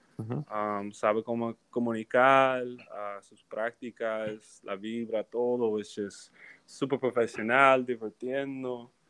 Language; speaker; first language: Spanish; early bilingual, heritage; English